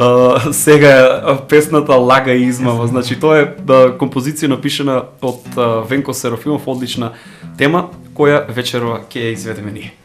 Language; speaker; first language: Macedonian; native; Macedonian